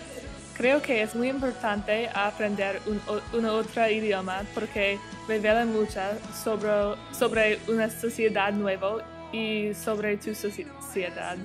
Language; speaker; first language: Spanish; non-native, learner; English